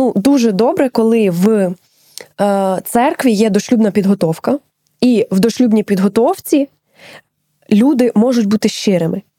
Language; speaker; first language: Ukrainian; native; Ukrainian